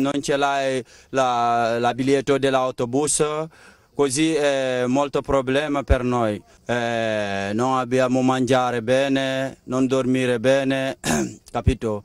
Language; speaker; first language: Italian; non-native, learner; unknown